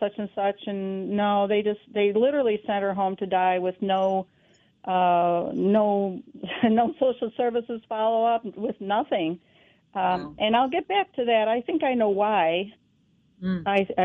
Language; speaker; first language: English; native; English